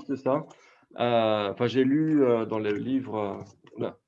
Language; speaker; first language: French; native; French